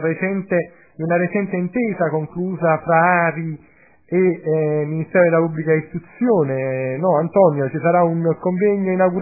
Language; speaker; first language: Italian; native; Italian